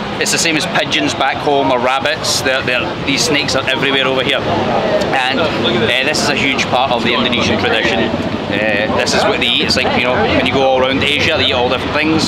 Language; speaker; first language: English; native; English